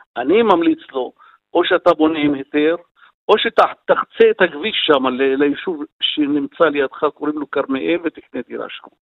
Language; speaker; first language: Hebrew; non-native, local second language; Arabic